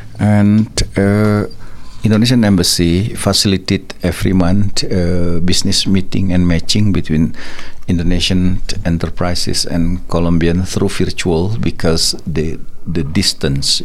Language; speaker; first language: English; non-native, learner; Indonesian